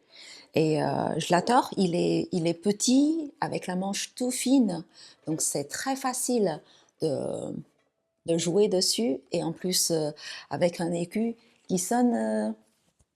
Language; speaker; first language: French; non-native, fluent; Chinese